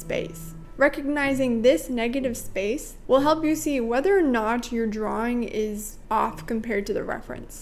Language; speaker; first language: English; native; English